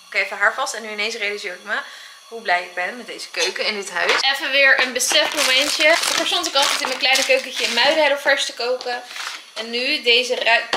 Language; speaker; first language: Dutch; native; Dutch